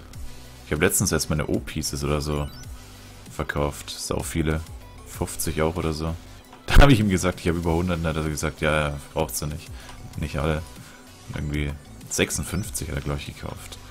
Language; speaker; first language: German; native; German